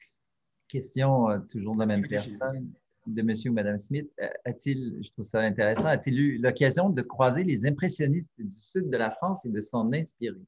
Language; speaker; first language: French; native; French